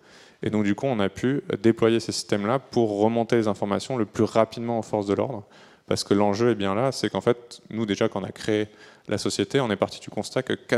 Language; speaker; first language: French; native; French